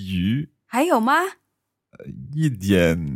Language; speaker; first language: Chinese; non-native, learner; English